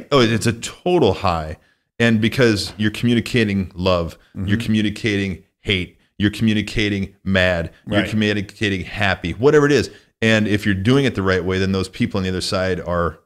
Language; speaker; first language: English; native; English